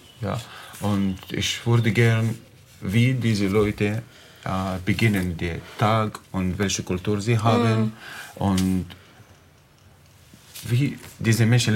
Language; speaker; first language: German; non-native, learner; Arabic